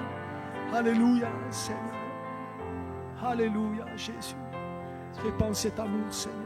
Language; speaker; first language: French; native; French